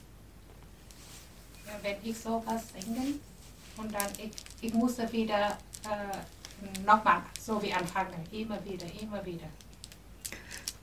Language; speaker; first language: German; non-native, learner; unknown